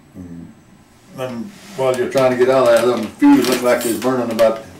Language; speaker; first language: English; native; English